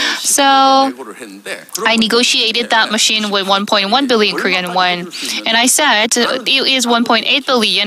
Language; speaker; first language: English; non-native, fluent; Korean